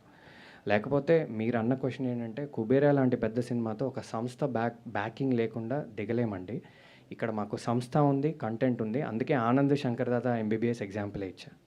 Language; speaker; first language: Telugu; native; Telugu